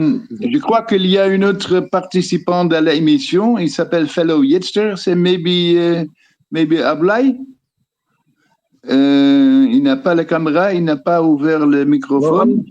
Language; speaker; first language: French; non-native, fluent; Dutch